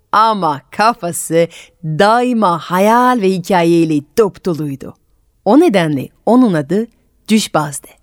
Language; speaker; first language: Turkish; non-native, fluent; French